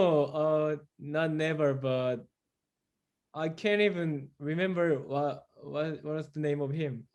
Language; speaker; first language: English; non-native, fluent; Korean